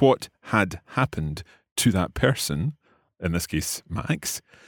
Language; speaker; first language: English; native; English